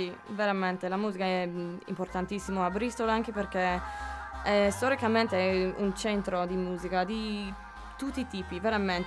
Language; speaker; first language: Italian; non-native, learner; English